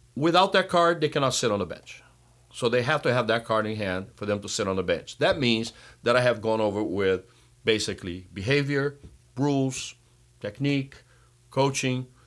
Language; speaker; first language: English; non-native, fluent; Portuguese